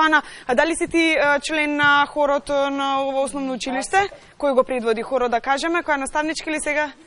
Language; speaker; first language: Macedonian; native; Macedonian